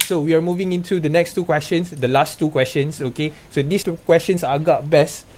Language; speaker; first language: English; non-native, local second language; Malay